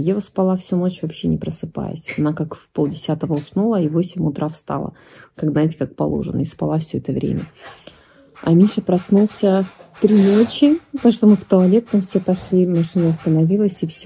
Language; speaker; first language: Russian; native; Russian